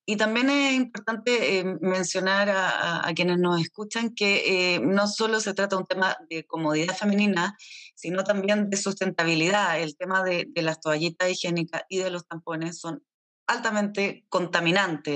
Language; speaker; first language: Spanish; native; Spanish